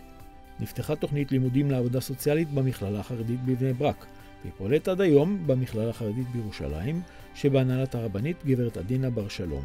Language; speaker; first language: Hebrew; native; Hebrew